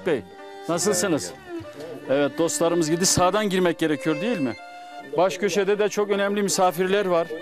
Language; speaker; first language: Turkish; native; Turkish